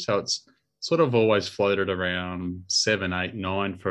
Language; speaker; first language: English; native; English